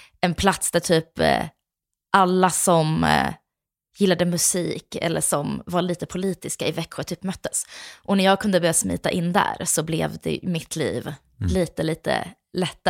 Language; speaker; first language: Swedish; native; Swedish